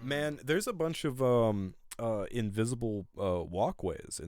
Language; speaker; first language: English; native; English